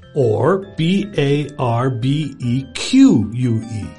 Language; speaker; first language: English; native; English